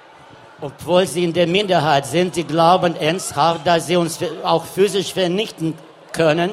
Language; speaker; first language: German; non-native, fluent; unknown